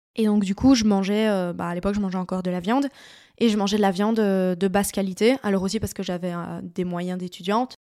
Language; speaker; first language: French; native; French